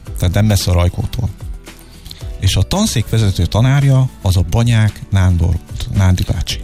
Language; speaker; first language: Hungarian; native; Hungarian